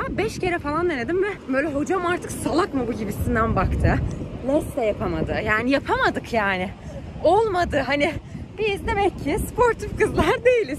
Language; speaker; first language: Turkish; native; Turkish